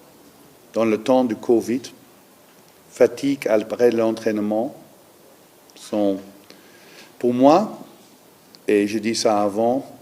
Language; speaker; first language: French; non-native, learner; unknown